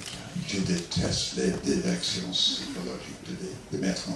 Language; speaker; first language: French; non-native, learner; English